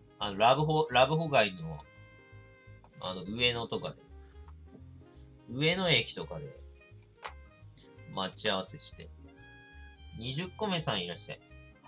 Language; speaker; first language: Japanese; native; Japanese